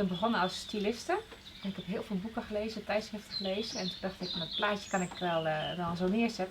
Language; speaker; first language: Dutch; native; Dutch